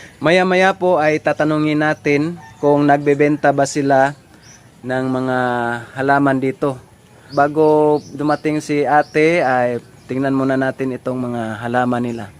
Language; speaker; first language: Filipino; non-native, local second language; Cebuano